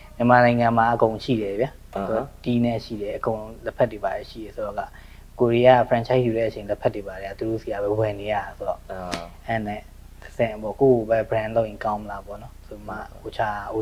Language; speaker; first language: Burmese; native; Burmese